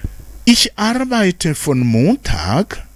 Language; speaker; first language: German; non-native, fluent; Rundi